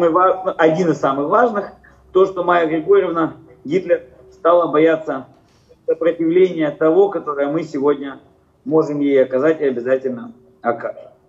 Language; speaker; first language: Russian; native; Russian